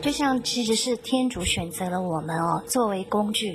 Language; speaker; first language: Chinese; native; Chinese